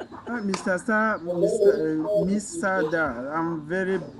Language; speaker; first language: English; non-native, learner; French